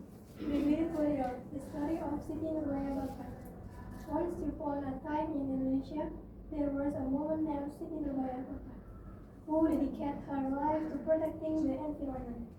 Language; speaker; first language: English; non-native, learner; Indonesian